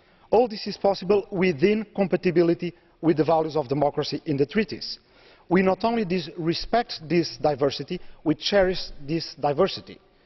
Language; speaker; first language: English; non-native, fluent; Portuguese